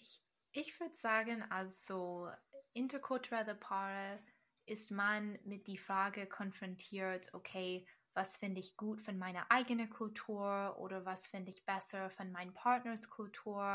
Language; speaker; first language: German; non-native, fluent; English